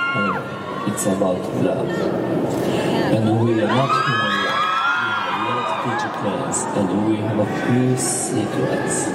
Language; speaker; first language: English; non-native, learner; Japanese